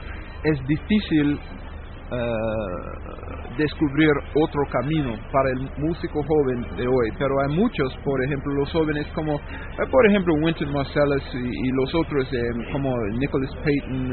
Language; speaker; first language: Spanish; non-native, fluent; English